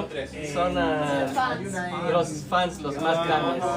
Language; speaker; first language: Spanish; non-native, learner; English